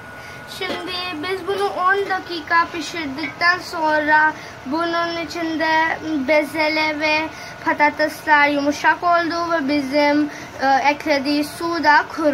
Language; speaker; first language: Turkish; non-native, learner; Urdu